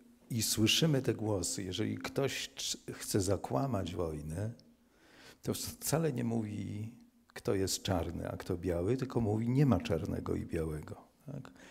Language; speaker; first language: Polish; native; Polish